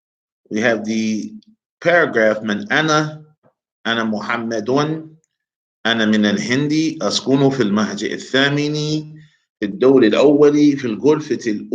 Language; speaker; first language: Arabic; non-native, fluent; English